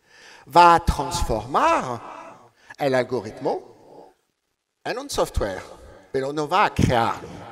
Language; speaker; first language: Spanish; non-native, learner; French